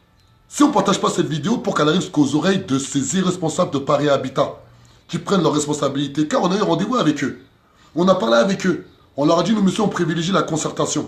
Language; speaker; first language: French; native; French